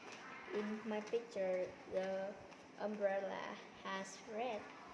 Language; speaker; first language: English; non-native, learner; Vietnamese